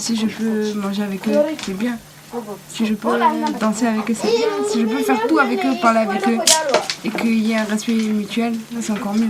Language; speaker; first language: French; native; French